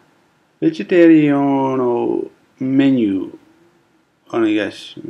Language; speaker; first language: Japanese; non-native, learner; English